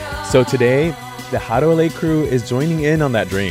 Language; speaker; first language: English; native; English